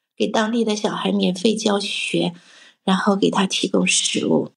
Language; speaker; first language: Chinese; native; Chinese